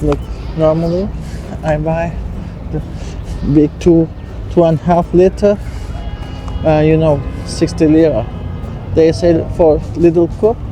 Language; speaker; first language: English; non-native, learner; Turkish